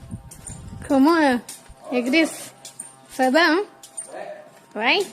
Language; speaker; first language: French; non-native, learner; Telugu